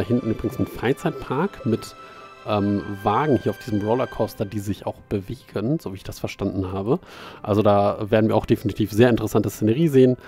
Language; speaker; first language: German; native; German